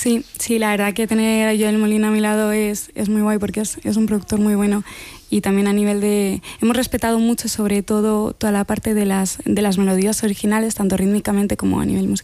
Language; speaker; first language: Spanish; native; Spanish